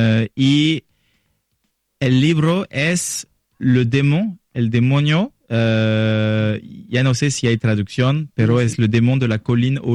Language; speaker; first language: Spanish; non-native, learner; French